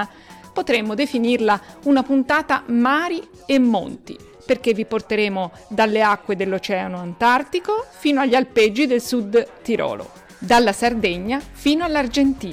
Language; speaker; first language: Italian; native; Italian